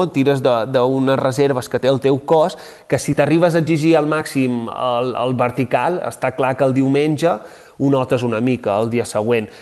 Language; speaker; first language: Catalan; native; Catalan